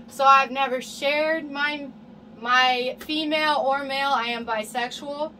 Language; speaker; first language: English; native; English